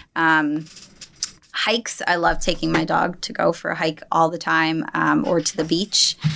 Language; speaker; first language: English; native; English